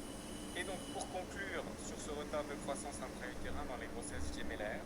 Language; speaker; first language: French; native; French